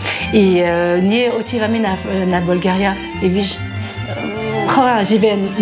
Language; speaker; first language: Bulgarian; non-native, learner; French